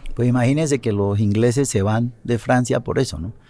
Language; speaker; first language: Spanish; native; Spanish